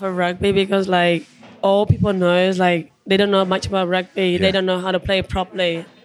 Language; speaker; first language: English; non-native, fluent; Khmer